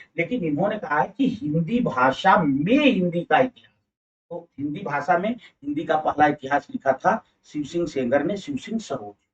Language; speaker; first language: Hindi; native; Hindi